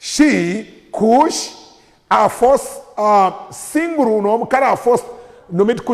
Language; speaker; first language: Romanian; non-native, learner; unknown